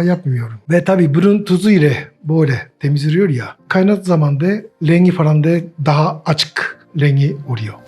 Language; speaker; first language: Turkish; non-native, learner; Japanese